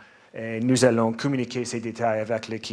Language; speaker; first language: French; non-native, learner; English